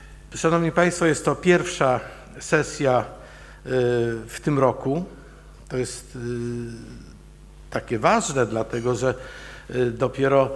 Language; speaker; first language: Polish; native; Polish